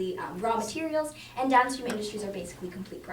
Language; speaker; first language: English; native; English